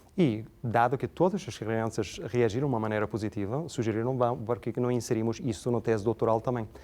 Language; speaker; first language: Portuguese; non-native, fluent; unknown